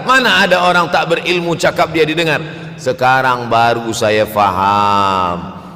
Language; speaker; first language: Malay; native; Malay